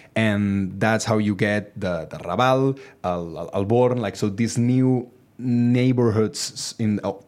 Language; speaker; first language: English; non-native, fluent; Catalan